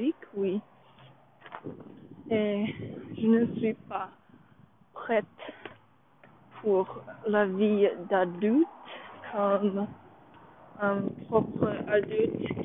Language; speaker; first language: French; non-native, learner; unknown